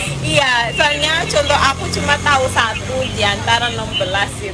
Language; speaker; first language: Indonesian; non-native, fluent; Shona